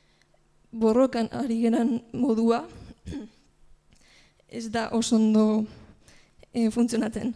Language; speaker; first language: Basque; non-native, local second language; Spanish